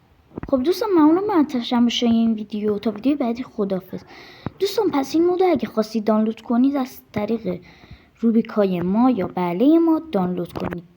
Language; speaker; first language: Persian; native; Persian